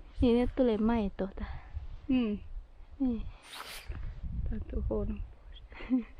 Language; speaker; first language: Finnish; non-native, learner; Thai